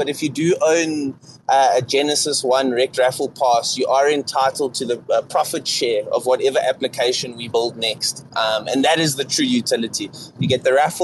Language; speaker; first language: English; native; English